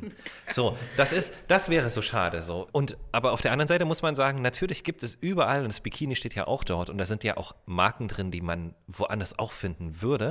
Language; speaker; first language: German; native; German